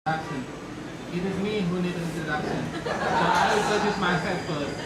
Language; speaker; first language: English; non-native, local second language; Indonesian